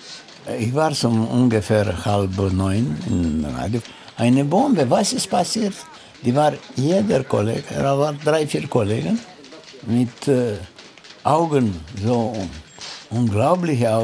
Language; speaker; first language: German; non-native, learner; Romanian